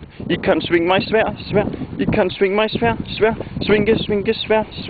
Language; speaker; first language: German; non-native, learner; Danish